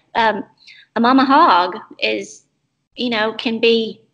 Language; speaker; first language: English; native; English